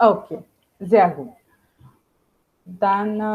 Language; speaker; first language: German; non-native, fluent; Hindi